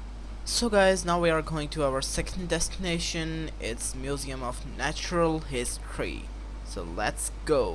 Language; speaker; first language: English; non-native, local second language; Urdu